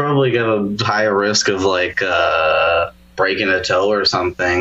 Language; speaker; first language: English; native; English